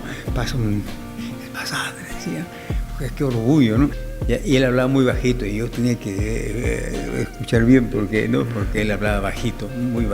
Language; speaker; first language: Spanish; native; Spanish